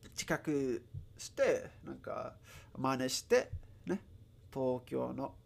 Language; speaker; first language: Japanese; non-native, fluent; Spanish